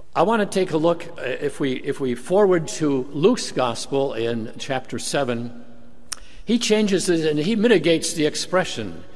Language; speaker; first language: English; native; English